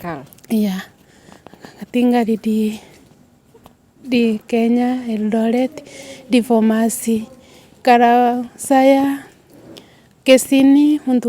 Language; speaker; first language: Indonesian; non-native, learner; Swahili